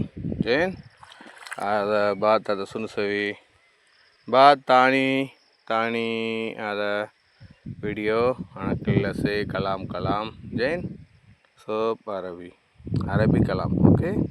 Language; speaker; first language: Arabic; non-native, learner; Tamil